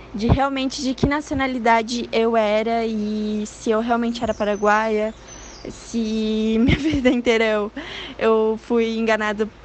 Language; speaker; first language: Portuguese; early bilingual, heritage; Spanish